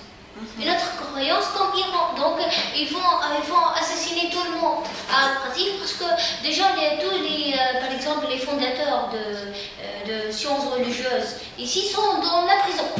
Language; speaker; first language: French; non-native, local second language; Arabic